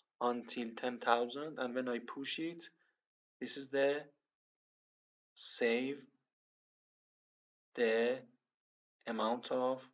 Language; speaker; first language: English; non-native, learner; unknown